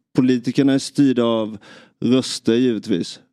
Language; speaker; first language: Swedish; native; Swedish